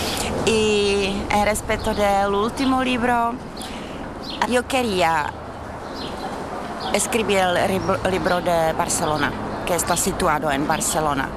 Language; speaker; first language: Spanish; non-native, fluent; Czech